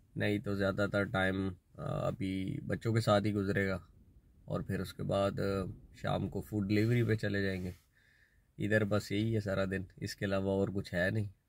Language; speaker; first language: Urdu; non-native, local second language; Punjabi